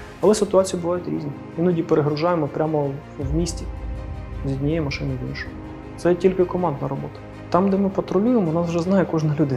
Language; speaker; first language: Ukrainian; non-native, local second language; Russian